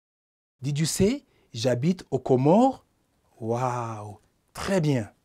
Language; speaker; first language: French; non-native, fluent; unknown